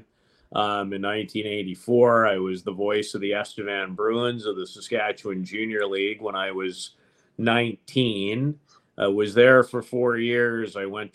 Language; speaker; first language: English; native; English